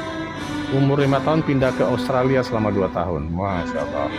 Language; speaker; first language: Indonesian; native; Indonesian